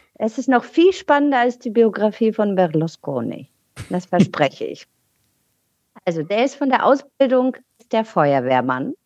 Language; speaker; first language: German; non-native, fluent; Bulgarian